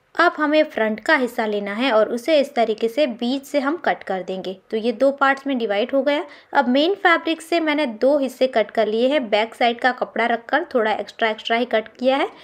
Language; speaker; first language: Hindi; non-native, local second language; Gujarati